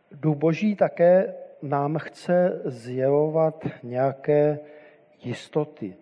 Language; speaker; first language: Czech; native; Czech